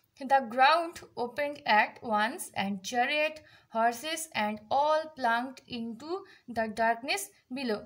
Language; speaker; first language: English; non-native, local second language; Bangla